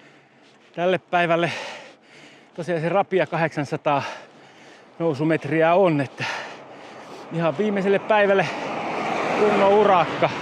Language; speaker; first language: Finnish; native; Finnish